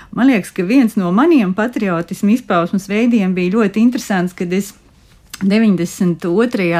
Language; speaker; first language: Latvian; native; Latvian